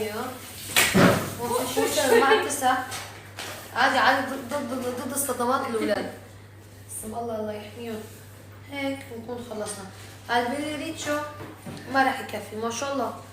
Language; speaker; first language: Arabic; native; Arabic